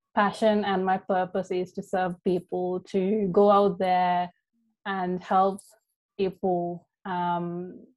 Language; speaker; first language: English; non-native, local second language; Sinhala